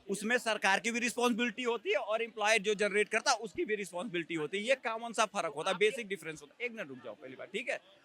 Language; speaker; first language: Hindi; native; Hindi